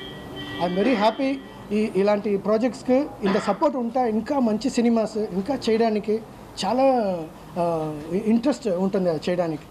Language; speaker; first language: Telugu; non-native, local second language; Tamil